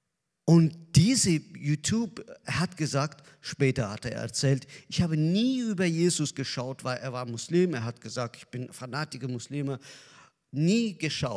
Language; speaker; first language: German; non-native, learner; Azerbaijani